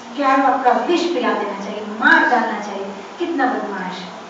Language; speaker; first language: Hindi; non-native, local second language; Telugu